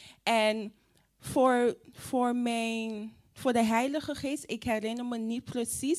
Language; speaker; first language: Dutch; non-native, fluent; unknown